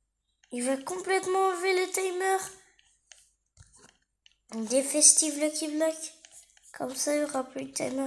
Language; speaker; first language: French; native; French